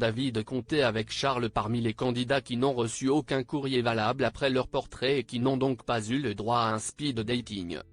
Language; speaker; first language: French; native; French